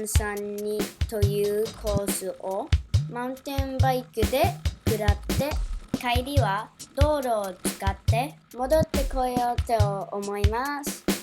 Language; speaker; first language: Japanese; early bilingual, heritage; Japanese